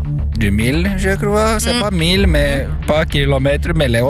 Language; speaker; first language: French; non-native, learner; Swedish